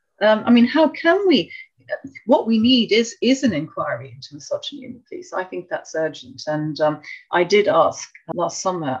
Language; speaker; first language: English; native; English